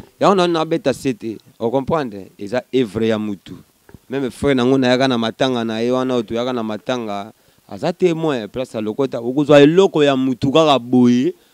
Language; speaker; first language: Lingala; native; Lingala